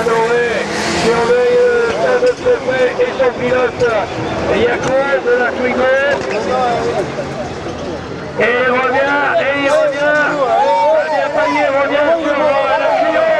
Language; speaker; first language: French; native; French